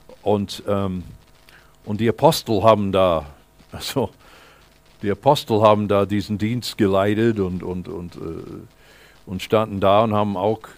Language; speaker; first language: German; non-native, fluent; English